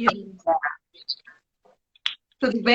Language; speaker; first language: Portuguese; native; Portuguese